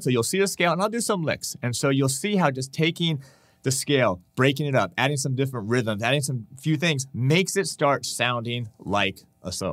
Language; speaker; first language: English; native; English